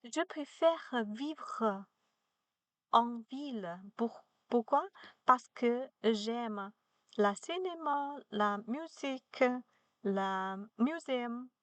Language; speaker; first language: French; non-native, learner; Chinese